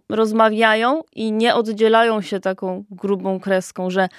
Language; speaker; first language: Polish; native; Polish